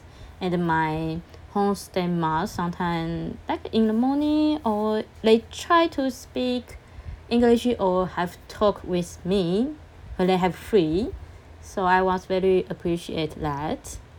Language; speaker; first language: English; non-native, learner; Chinese